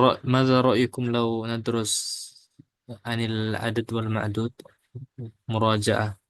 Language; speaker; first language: Arabic; non-native, fluent; Indonesian